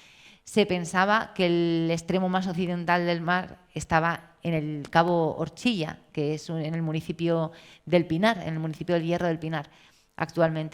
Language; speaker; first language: Spanish; native; Spanish